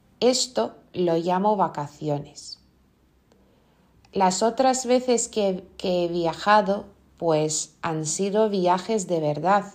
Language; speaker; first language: Spanish; non-native, fluent; Lithuanian